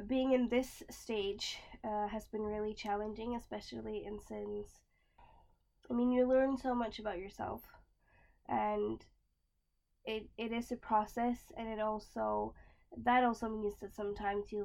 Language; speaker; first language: English; non-native, fluent; Swedish